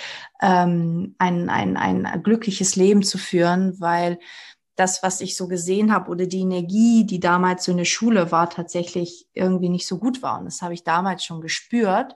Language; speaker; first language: German; early bilingual, other home language; Portuguese